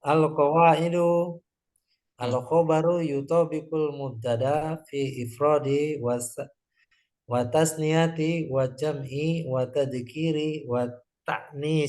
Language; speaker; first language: Arabic; non-native, learner; Indonesian